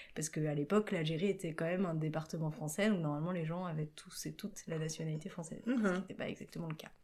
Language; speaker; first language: French; native; French